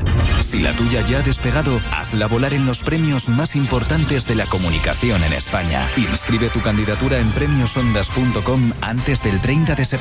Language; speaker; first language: Spanish; native; Spanish